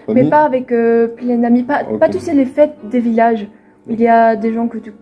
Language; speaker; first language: French; non-native, fluent; Swedish